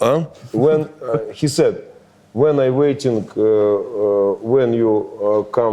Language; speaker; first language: English; non-native, learner; Russian